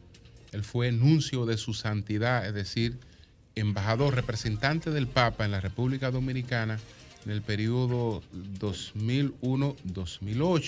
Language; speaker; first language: Spanish; native; Spanish